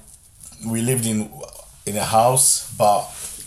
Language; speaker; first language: English; non-native, local second language; Akan